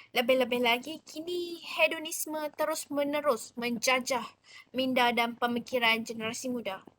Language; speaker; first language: Malay; native; Malay